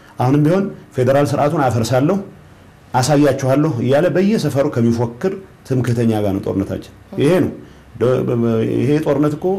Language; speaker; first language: Amharic; non-native, local second language; Tigrinya